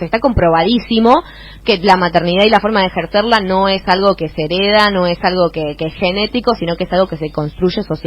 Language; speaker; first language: Spanish; native; Spanish